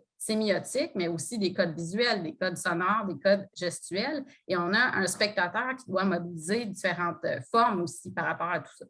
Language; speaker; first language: French; native; French